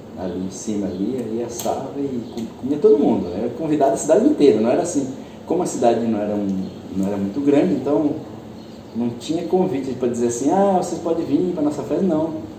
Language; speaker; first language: Portuguese; early bilingual, other home language; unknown